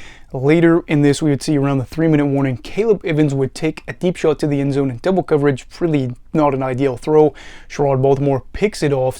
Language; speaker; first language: English; native; English